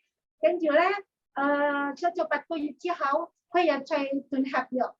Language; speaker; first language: Cantonese; non-native, learner; Indonesian